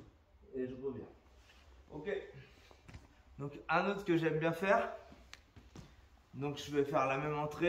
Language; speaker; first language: French; native; French